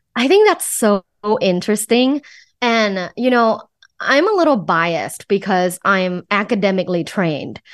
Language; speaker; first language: English; non-native, fluent; Thai